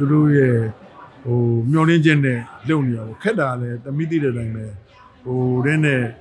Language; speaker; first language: Burmese; native; Burmese